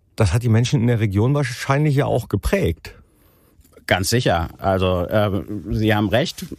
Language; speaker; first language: German; native; German